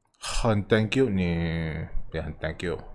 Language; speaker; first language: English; non-native, local second language; Chinese